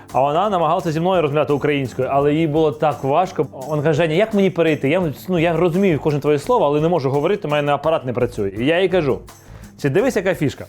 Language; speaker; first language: Ukrainian; non-native, local second language; Russian